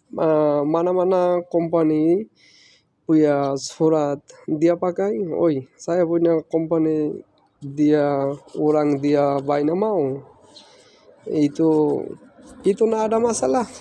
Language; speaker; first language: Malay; non-native, learner; Bangla